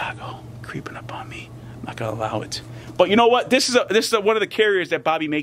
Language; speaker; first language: English; native; English